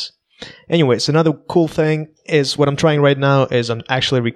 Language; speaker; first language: English; non-native, fluent; Russian